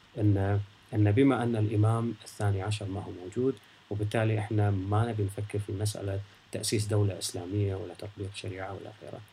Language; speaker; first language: Arabic; native; Arabic